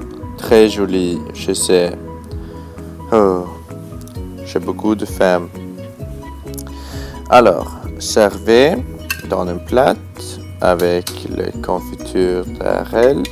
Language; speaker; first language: French; non-native, learner; Swedish